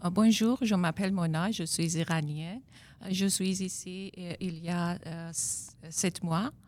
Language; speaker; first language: French; non-native, learner; Persian